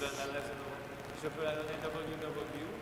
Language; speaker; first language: French; non-native, fluent; Spanish